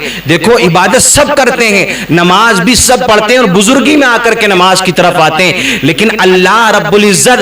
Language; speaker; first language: Urdu; native; Urdu